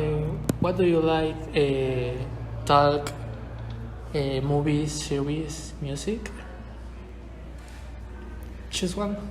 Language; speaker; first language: English; non-native, learner; Spanish